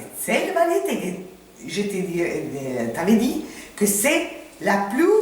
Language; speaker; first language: French; non-native, fluent; Italian